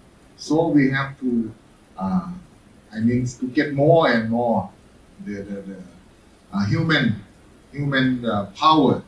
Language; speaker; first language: English; non-native, fluent; Thai